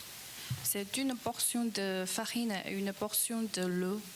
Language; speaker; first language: French; non-native, learner; Chinese